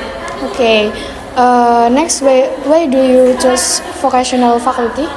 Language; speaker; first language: English; non-native, learner; Indonesian